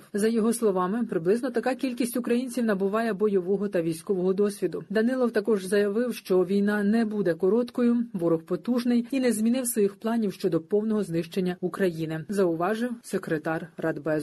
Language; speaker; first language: Ukrainian; native; Ukrainian